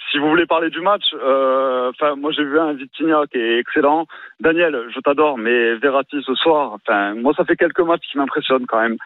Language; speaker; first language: French; native; French